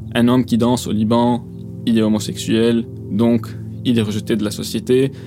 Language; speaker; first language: French; non-native, local second language; Arabic